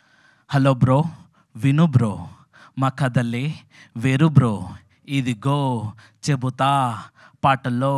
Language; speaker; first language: Telugu; native; Telugu